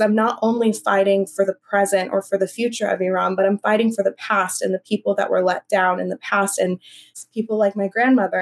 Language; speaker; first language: English; native; English